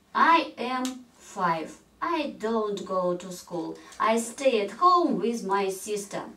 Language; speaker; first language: English; non-native, fluent; Russian